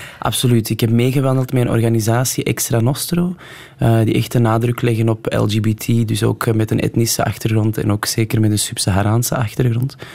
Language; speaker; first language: Dutch; non-native, local second language; Arabic